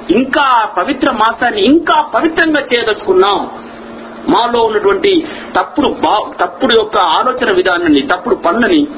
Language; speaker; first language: Telugu; native; Telugu